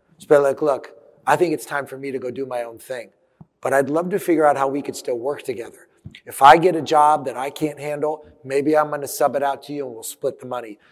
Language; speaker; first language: English; early bilingual, other home language; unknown